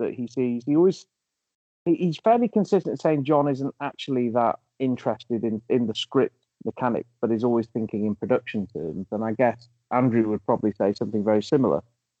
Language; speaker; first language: English; native; English